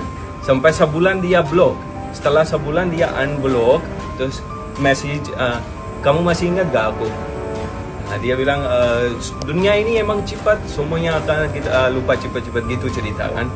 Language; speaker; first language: Indonesian; non-native, fluent; Hindi